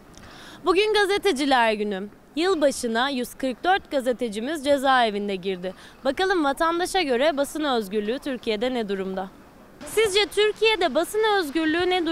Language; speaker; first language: Turkish; native; Turkish